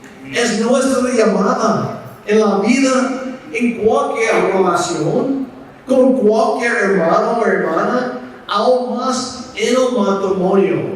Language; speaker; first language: Spanish; non-native, fluent; English